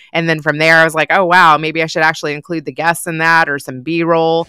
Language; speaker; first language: English; native; English